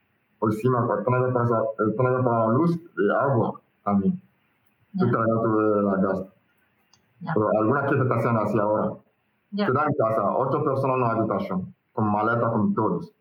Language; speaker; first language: Spanish; non-native, learner; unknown